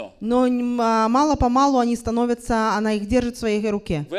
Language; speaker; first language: Russian; native; Russian